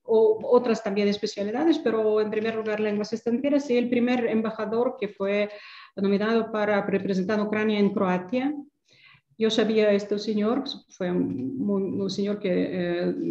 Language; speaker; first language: Spanish; non-native, fluent; Ukrainian